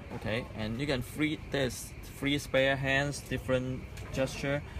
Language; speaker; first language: English; non-native, local second language; Cantonese